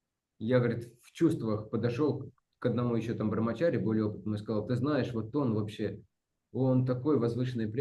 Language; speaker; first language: Russian; native; Russian